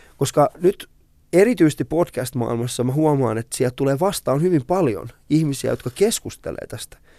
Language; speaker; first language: Finnish; early bilingual, other home language; Persian